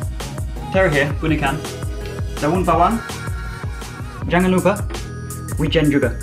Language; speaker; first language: Indonesian; non-native, learner; English